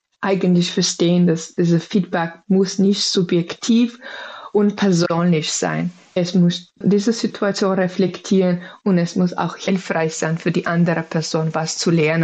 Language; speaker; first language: German; non-native, fluent; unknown